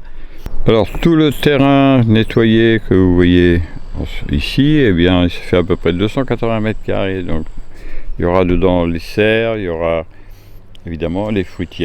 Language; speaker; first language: French; native; French